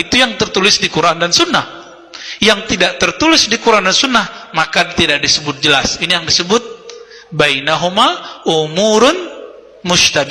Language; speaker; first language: Indonesian; native; Indonesian